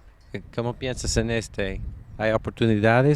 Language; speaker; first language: Spanish; non-native, fluent; English